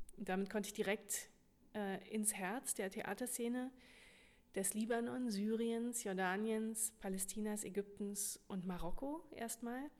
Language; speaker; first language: German; native; German